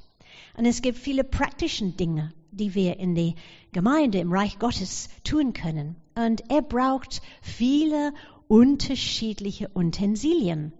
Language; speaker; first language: German; non-native, fluent; English